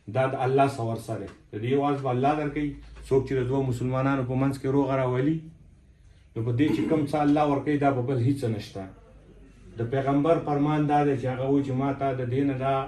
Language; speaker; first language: Pashto; non-native, local second language; Gujari